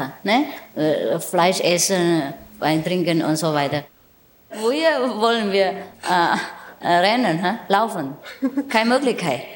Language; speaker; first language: German; non-native, learner; Vietnamese